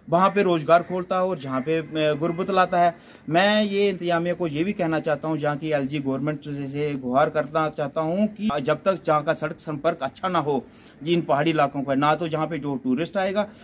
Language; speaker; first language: Hindi; native; Hindi